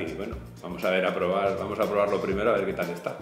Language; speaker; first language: Spanish; native; Spanish